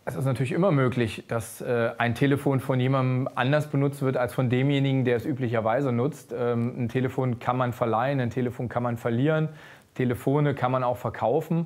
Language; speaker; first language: German; native; German